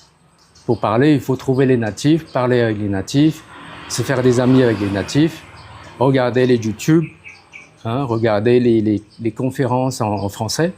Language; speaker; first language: French; non-native, fluent; Khmer